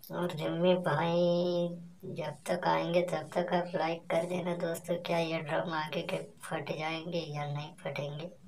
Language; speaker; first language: Hindi; non-native, local second language; Marathi